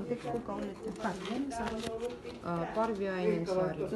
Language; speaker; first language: Finnish; non-native, learner; Russian